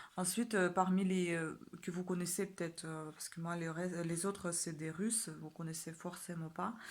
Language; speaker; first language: French; native; French